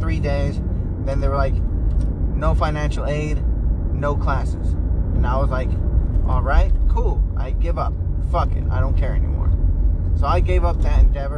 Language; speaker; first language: English; native; English